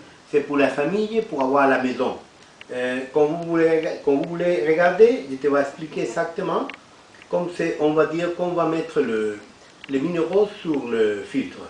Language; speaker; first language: French; non-native, fluent; Spanish